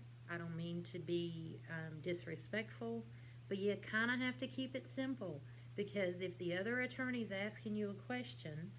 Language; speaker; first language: English; native; English